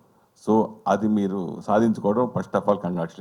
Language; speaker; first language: Telugu; native; Telugu